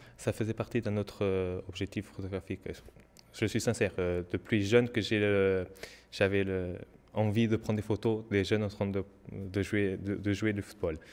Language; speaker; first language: French; non-native, learner; Portuguese